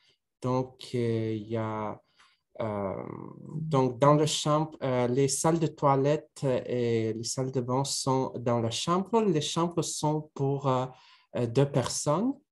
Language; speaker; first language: French; non-native, fluent; Russian